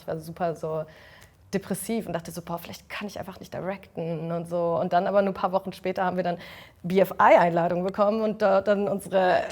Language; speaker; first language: German; early bilingual, other home language; Arabic